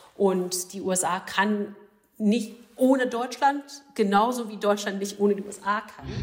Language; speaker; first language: German; non-native, fluent; English